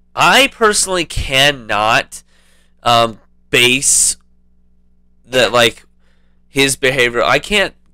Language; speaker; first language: English; native; English